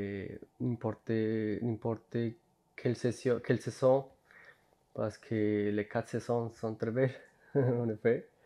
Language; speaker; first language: French; non-native, fluent; Spanish